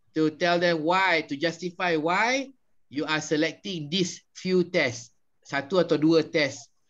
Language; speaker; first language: English; non-native, local second language; Malay